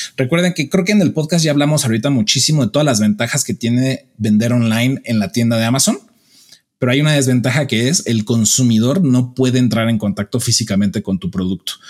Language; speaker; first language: Spanish; native; Spanish